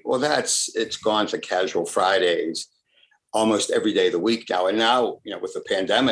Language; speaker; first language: English; early bilingual, other home language; Italian